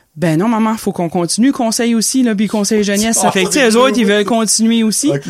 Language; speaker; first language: French; native; French